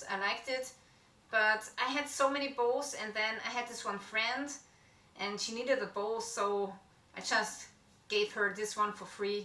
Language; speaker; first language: English; non-native, fluent; German